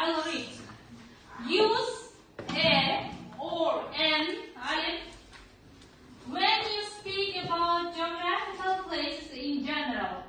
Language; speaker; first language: English; non-native, learner; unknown